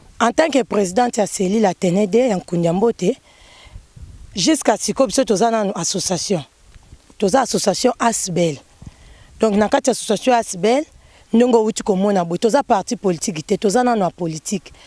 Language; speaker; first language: Lingala; non-native, local second language; Kongo